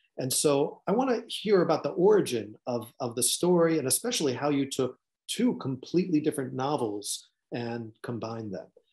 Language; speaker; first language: English; native; English